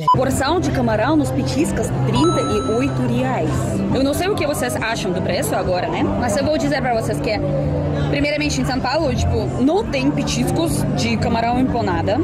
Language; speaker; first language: Portuguese; non-native, fluent; Russian